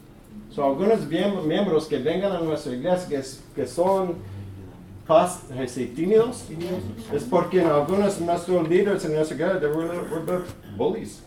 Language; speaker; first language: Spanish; early bilingual, heritage; English